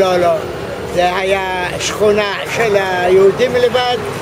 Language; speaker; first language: Hebrew; early bilingual, other home language; Arabic